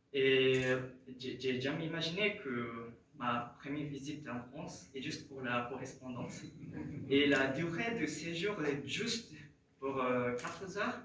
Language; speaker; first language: French; non-native, fluent; Japanese